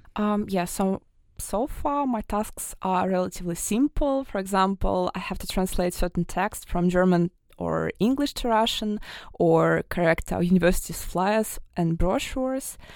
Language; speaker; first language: English; non-native, fluent; Russian